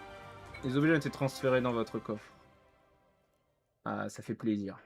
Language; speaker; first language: French; native; French